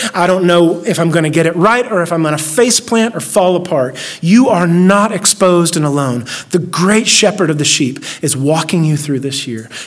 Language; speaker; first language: English; native; English